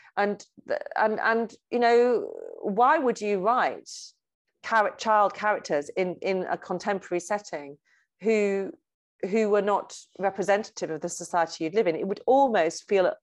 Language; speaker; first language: English; native; English